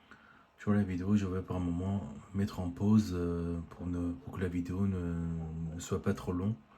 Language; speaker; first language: French; native; French